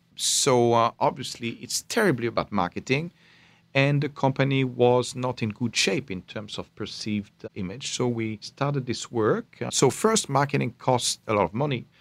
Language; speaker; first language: English; non-native, fluent; French